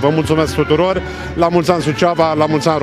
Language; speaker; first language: Romanian; native; Romanian